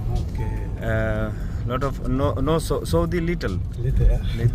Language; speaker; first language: English; non-native, learner; Bangla